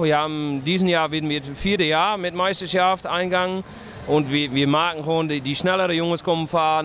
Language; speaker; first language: German; non-native, learner; Dutch